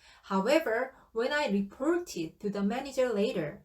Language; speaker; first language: English; non-native, fluent; Korean